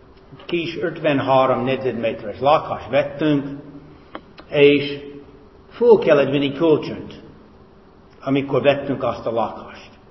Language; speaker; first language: Hungarian; non-native, fluent; English